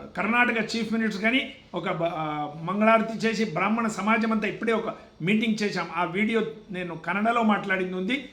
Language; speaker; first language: Telugu; non-native, local second language; Kannada